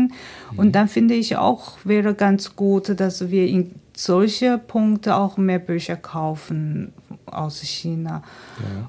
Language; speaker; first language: German; non-native, fluent; Chinese